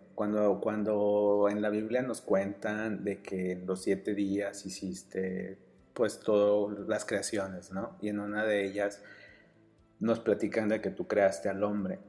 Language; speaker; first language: Spanish; native; Spanish